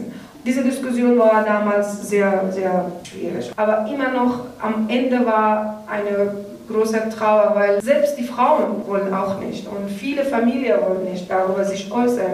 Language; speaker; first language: German; non-native, learner; Persian